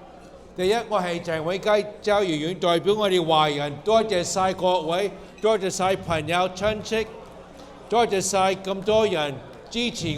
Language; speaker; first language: Cantonese; early bilingual, heritage; Cantonese